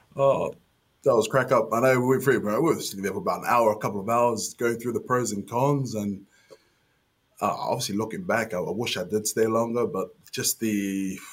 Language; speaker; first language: English; native; English